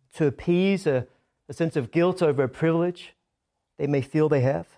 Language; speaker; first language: English; native; English